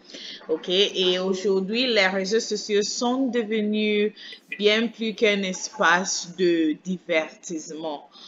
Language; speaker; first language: French; non-native, fluent; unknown